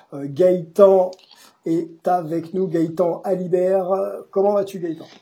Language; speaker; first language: French; native; French